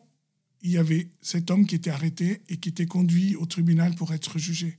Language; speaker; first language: French; non-native, local second language; Arabic